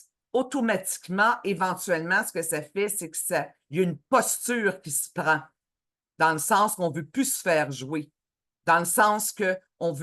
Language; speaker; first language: French; native; French